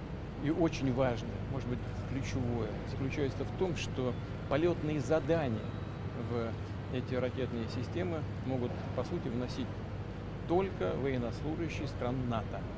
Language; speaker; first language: Russian; native; Russian